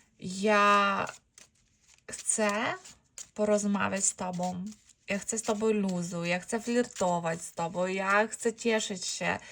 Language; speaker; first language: Polish; non-native, fluent; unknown